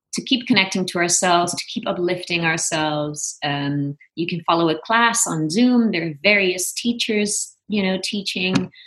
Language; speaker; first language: English; non-native, fluent; Dutch